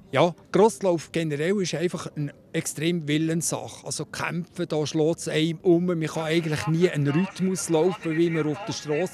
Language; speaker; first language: German; native; German